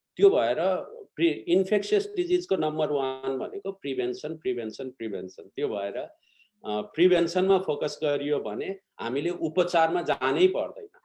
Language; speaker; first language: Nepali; native; Nepali